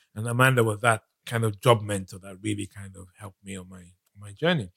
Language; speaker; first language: English; non-native, local second language; Yoruba